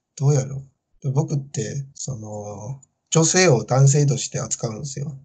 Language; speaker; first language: Japanese; non-native, fluent; Chinese